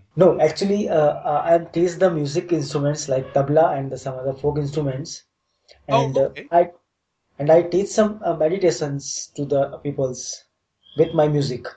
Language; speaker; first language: English; non-native, local second language; Hindi